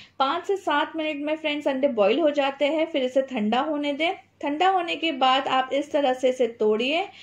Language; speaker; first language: Hindi; non-native, local second language; Gujarati